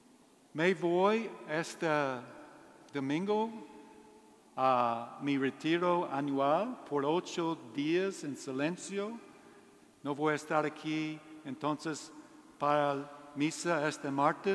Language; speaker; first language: Spanish; non-native, learner; English